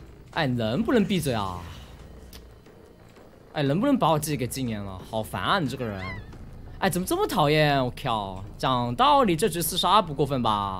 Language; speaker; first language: Chinese; native; Chinese